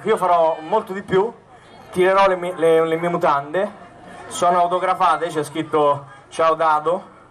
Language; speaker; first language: Italian; native; Italian